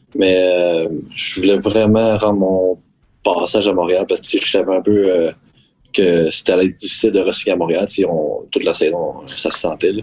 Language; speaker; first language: French; native; French